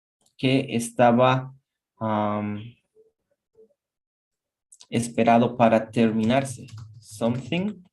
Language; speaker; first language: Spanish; non-native, fluent; English